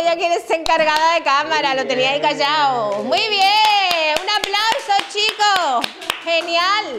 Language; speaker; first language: Spanish; native; Spanish